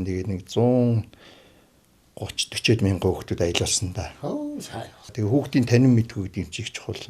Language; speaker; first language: Mongolian; native; Mongolian